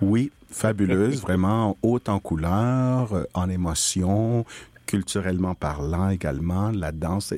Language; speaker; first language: French; non-native, fluent; Spanish